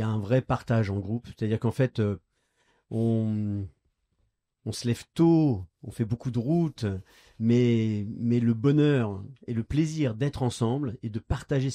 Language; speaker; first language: French; native; French